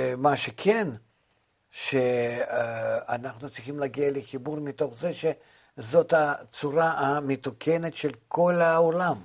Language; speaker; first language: Hebrew; non-native, fluent; Russian